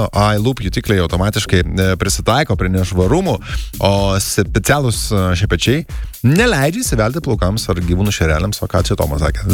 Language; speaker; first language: Lithuanian; native; Lithuanian